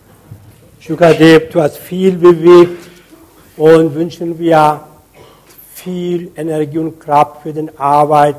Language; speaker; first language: German; non-native, fluent; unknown